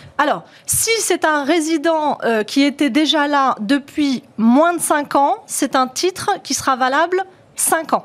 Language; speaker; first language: French; native; French